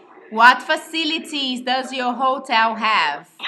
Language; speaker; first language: English; non-native, fluent; Portuguese